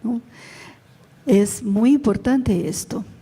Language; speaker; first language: Spanish; non-native, learner; Portuguese